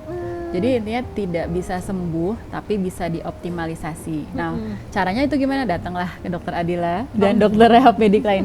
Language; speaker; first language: Indonesian; native; Indonesian